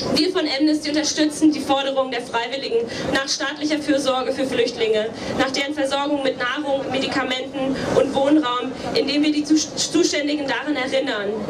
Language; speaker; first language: German; native; German